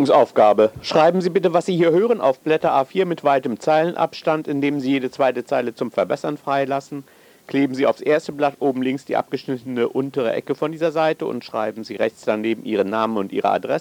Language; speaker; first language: German; native; German